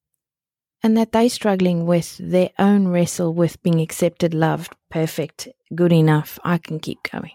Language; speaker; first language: English; native; English